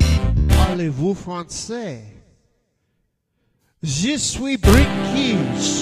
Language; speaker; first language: French; non-native, learner; English